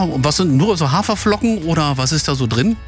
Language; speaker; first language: German; native; German